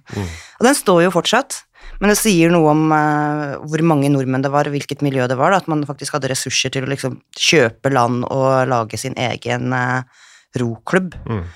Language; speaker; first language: Norwegian; native; Norwegian